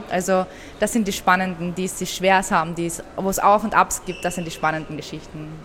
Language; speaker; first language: German; early bilingual, other home language; Persian